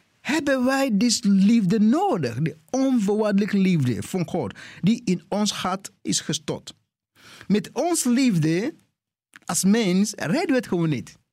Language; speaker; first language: Dutch; non-native, fluent; English